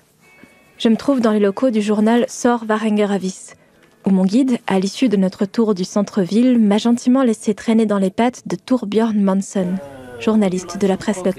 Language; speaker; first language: French; native; French